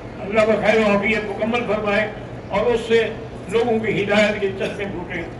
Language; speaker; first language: Urdu; native; Urdu